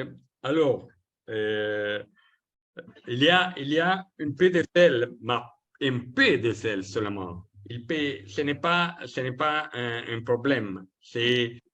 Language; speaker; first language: French; non-native, learner; Italian